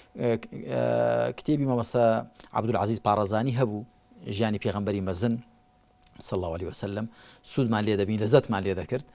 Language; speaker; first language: Central Kurdish; native; Central Kurdish